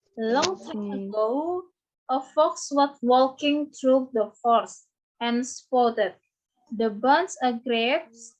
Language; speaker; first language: English; non-native, learner; Indonesian